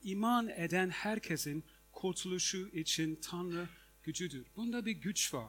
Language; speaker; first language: Turkish; non-native, fluent; English